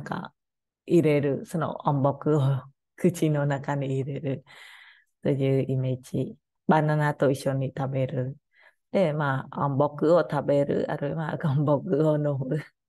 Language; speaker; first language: Japanese; non-native, learner; Khmer